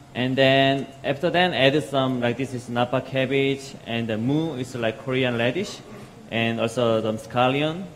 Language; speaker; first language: English; non-native, learner; Korean